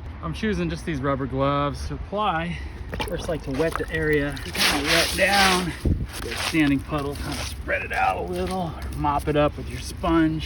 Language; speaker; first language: English; native; English